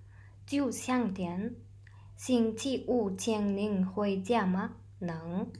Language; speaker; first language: Chinese; non-native, learner; Mongolian